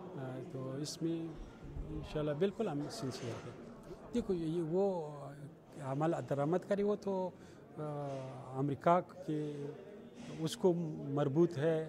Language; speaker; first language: Hindi; non-native, fluent; Pashto